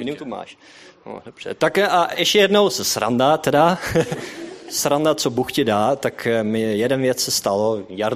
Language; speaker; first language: Czech; non-native, learner; Dutch